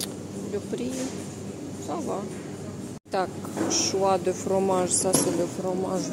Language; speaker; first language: French; non-native, fluent; Russian